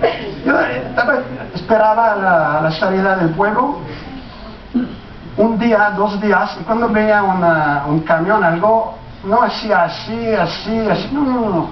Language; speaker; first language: Spanish; non-native, fluent; French